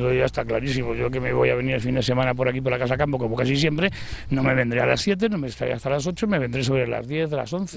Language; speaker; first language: Spanish; native; Spanish